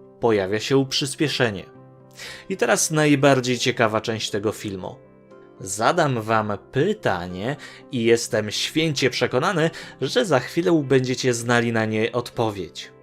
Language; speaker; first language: Polish; native; Polish